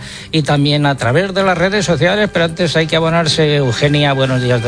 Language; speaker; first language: Spanish; native; Spanish